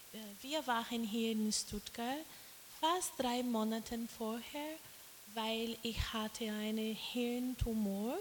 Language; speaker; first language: German; non-native, learner; Portuguese